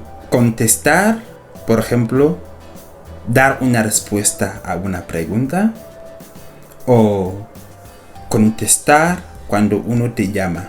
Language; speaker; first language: Spanish; non-native, fluent; French